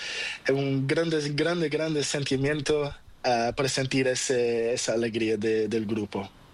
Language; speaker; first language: Spanish; non-native, learner; Portuguese